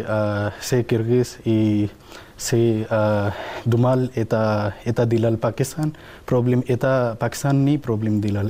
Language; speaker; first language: Russian; non-native, local second language; Urdu